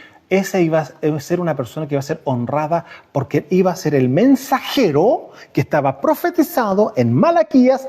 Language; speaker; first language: Spanish; native; Spanish